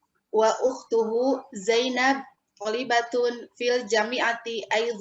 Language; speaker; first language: Arabic; non-native, learner; Indonesian